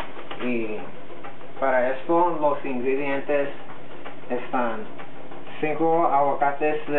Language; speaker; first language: Spanish; non-native, learner; English